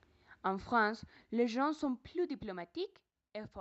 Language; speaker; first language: French; non-native, learner; Spanish